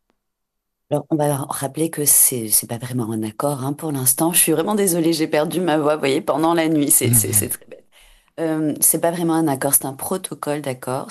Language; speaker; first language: French; native; French